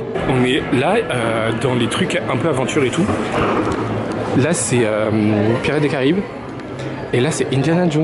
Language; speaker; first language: French; native; French